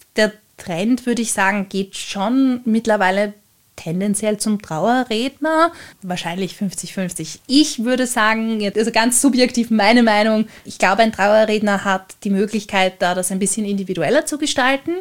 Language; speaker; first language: German; native; German